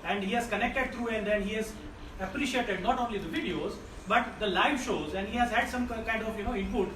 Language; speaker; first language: English; non-native, local second language; Gujarati